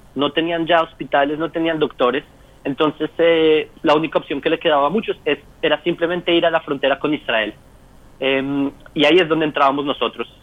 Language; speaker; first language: Spanish; native; Spanish